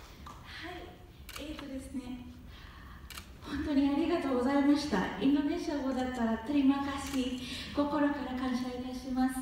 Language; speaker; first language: Japanese; non-native, fluent; Indonesian